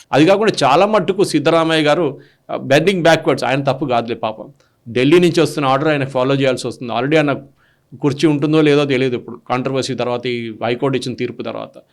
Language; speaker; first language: Telugu; native; Telugu